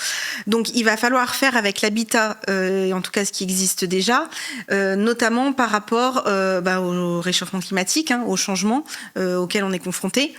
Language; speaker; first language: French; native; French